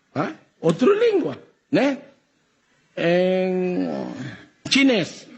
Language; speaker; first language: Portuguese; non-native, learner; Filipino